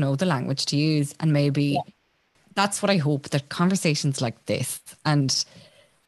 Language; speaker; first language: English; native; English